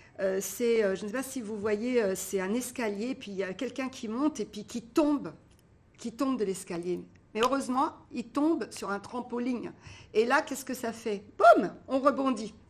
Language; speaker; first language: French; early bilingual, other home language; Portuguese